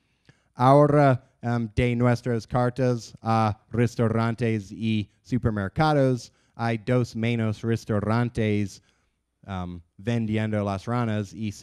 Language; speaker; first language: Spanish; non-native, learner; English